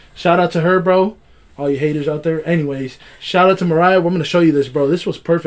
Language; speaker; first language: English; early bilingual, other home language; Spanish